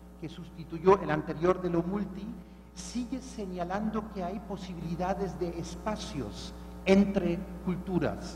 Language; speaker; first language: Spanish; non-native, fluent; German